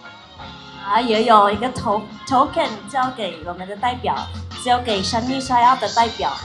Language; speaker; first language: Chinese; non-native, fluent; Thai